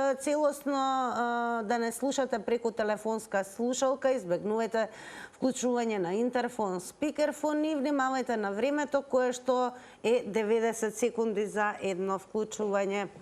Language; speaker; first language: Macedonian; native; Macedonian